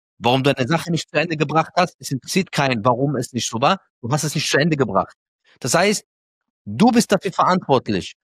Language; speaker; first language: German; early bilingual, other home language; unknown